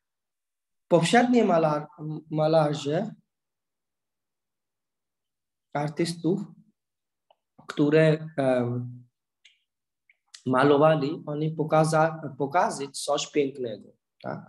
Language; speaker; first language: Polish; non-native, learner; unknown